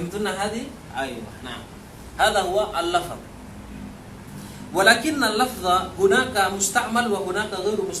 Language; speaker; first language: Arabic; non-native, fluent; Indonesian